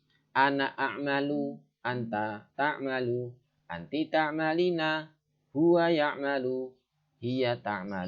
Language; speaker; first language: Arabic; non-native, fluent; Indonesian